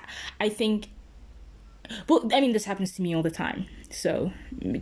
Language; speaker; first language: English; non-native, local second language; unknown